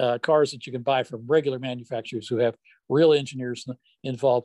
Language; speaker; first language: English; native; English